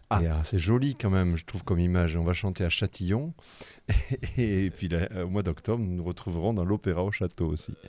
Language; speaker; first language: French; native; French